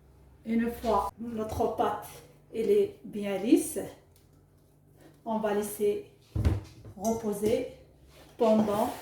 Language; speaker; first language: French; non-native, local second language; Arabic